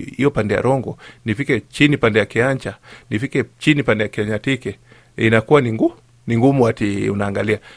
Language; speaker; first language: Swahili; non-native, local second language; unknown